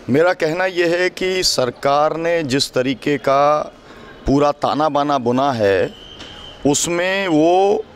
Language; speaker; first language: Hindi; native; Hindi